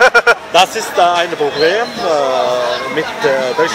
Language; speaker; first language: German; non-native, learner; Arabic